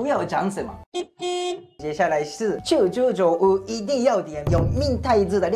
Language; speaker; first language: Chinese; non-native, fluent; Japanese